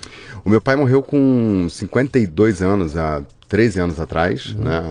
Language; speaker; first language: Portuguese; native; Portuguese